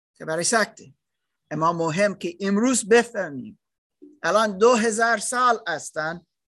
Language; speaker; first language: Persian; non-native, learner; German